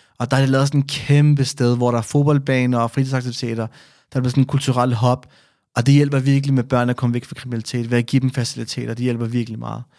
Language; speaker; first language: Danish; early bilingual, other home language; Persian